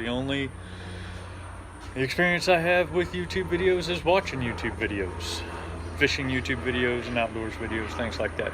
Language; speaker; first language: English; native; English